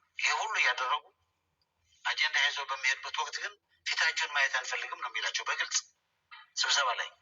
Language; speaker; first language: Amharic; non-native, local second language; Tigrinya